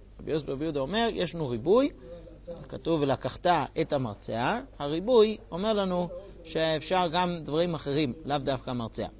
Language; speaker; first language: Hebrew; non-native, fluent; English